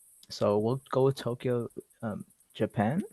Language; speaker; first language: English; native; English